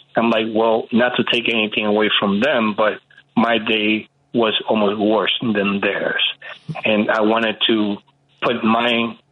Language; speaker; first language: English; early bilingual, other home language; Spanish